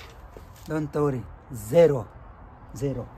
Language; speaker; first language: English; non-native, learner; Portuguese